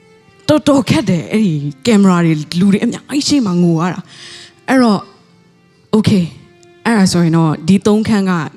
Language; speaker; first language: Burmese; non-native, local second language; Tedim Chin